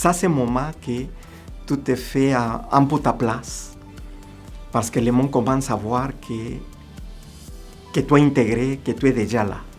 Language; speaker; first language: French; non-native, learner; Spanish